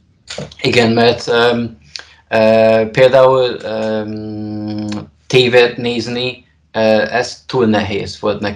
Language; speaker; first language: Hungarian; non-native, learner; Polish